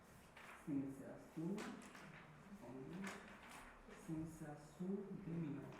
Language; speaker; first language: Basque; early bilingual, other home language; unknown